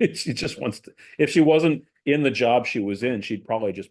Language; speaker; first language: English; native; English